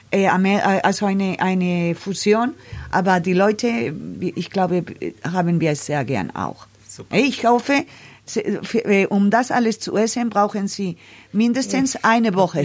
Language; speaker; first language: German; non-native, learner; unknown